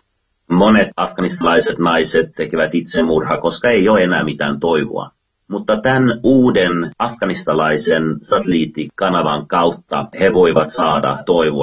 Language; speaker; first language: Finnish; non-native, fluent; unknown